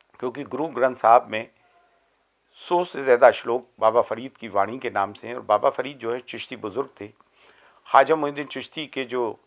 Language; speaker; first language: Urdu; native; Urdu